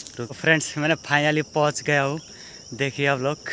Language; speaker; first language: Hindi; non-native, local second language; Bangla